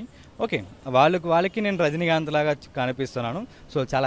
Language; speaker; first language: Telugu; early bilingual, heritage; Tamil